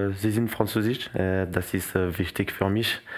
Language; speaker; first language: German; non-native, learner; French